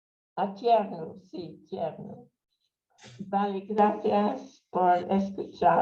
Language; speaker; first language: Spanish; non-native, fluent; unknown